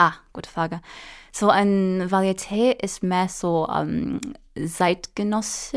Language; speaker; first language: German; non-native, fluent; English